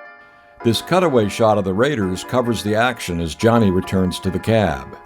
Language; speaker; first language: English; native; English